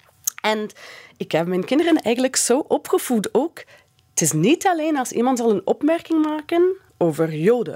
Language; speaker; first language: Dutch; non-native, fluent; English